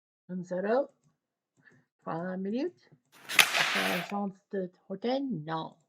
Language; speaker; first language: French; non-native, learner; English